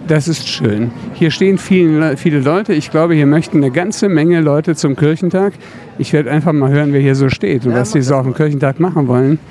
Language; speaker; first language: German; native; German